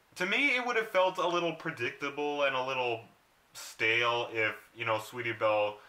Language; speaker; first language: English; native; English